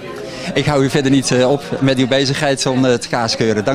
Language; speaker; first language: Dutch; native; Dutch